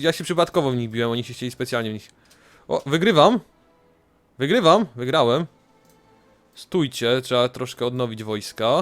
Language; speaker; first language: Polish; native; Polish